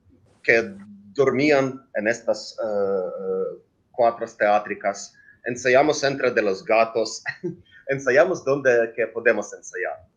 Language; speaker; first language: Spanish; non-native, learner; Ukrainian